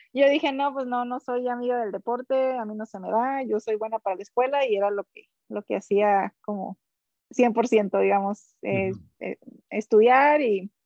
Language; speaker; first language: Spanish; native; Spanish